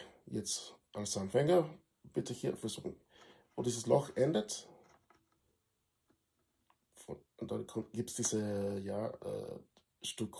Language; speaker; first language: German; non-native, fluent; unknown